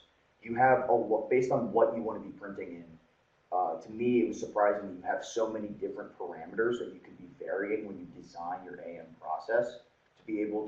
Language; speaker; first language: English; native; English